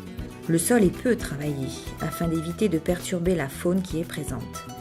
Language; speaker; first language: French; native; French